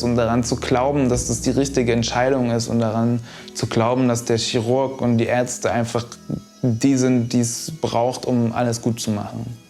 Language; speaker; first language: German; native; German